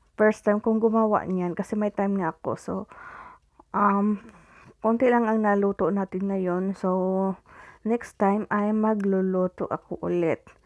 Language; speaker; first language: Filipino; non-native, local second language; Cebuano